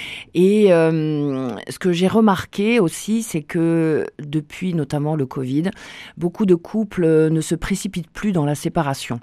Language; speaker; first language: French; native; French